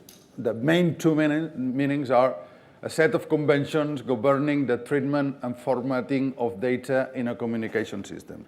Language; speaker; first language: English; non-native, fluent; Catalan